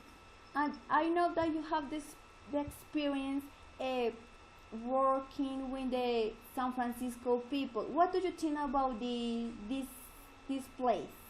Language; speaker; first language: English; non-native, learner; Spanish